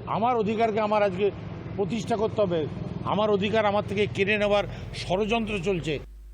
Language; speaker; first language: Bangla; native; Bangla